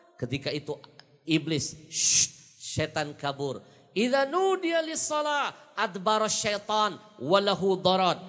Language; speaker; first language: Indonesian; native; Indonesian